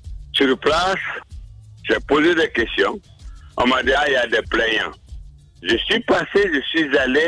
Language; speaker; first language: French; non-native, local second language; Mandingo